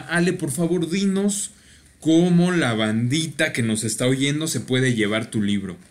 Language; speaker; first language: Spanish; native; Spanish